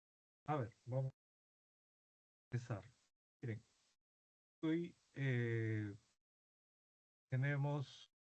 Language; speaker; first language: Spanish; native; Spanish